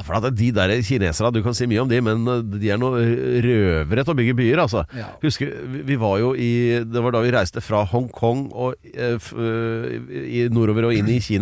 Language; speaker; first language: Norwegian; native; Norwegian